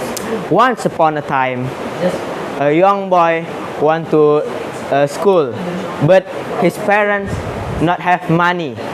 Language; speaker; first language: English; non-native, learner; Indonesian